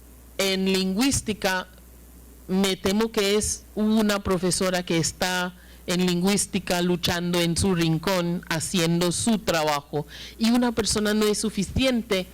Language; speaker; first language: Spanish; non-native, fluent; English